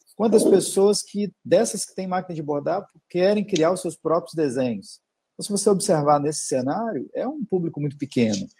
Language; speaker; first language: Portuguese; native; Portuguese